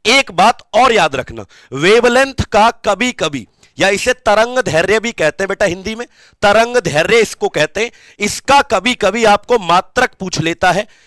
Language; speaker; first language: Hindi; native; Hindi